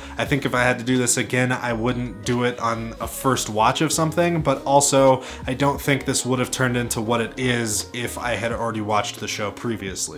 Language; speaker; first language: English; native; English